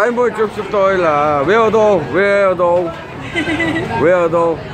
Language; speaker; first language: Vietnamese; non-native, learner; Korean